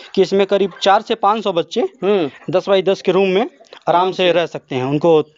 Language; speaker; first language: Hindi; native; Hindi